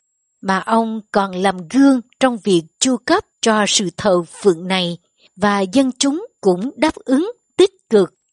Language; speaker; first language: Vietnamese; native; Vietnamese